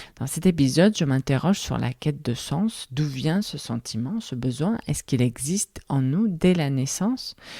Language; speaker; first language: French; non-native, fluent; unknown